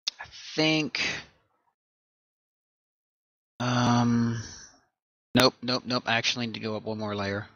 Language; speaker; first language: English; native; English